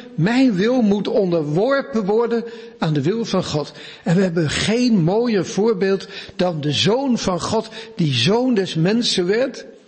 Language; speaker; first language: Dutch; native; Dutch